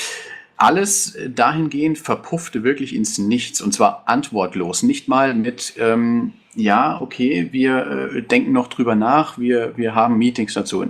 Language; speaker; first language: German; native; German